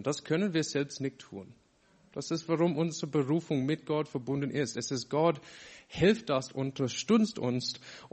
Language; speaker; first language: German; non-native, fluent; English